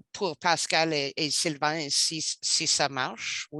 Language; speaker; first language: French; non-native, learner; English